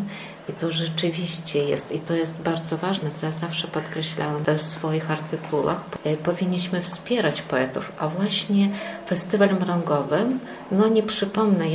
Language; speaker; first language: Polish; early bilingual, heritage; Polish